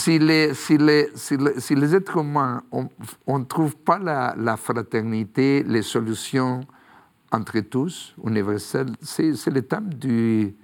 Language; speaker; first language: French; non-native, fluent; Spanish